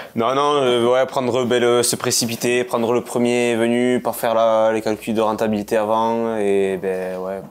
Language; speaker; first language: French; native; French